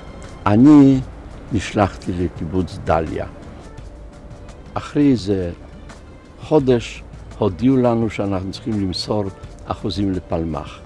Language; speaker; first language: Hebrew; non-native, fluent; Polish